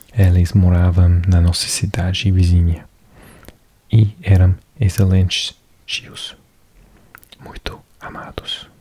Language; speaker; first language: Portuguese; non-native, learner; English